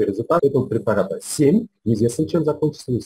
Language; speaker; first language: Russian; native; Russian